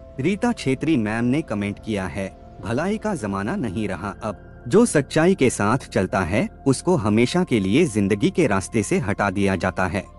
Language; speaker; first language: Hindi; native; Hindi